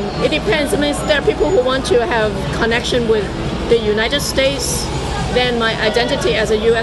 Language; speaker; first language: English; non-native, local second language; Cantonese